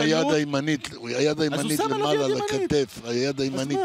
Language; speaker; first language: Hebrew; native; Hebrew